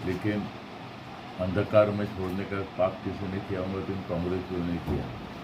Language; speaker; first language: Hindi; non-native, local second language; Marathi